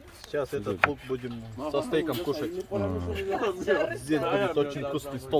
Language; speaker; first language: Russian; non-native, learner; Kyrgyz